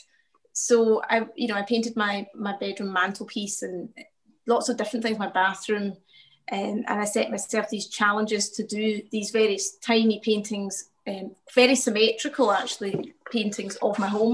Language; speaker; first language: English; native; English